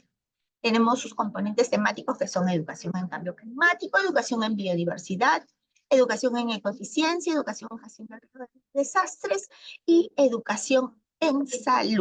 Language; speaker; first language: Spanish; native; Spanish